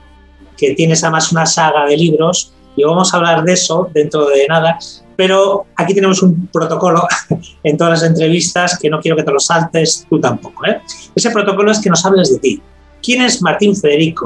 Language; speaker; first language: Spanish; native; Spanish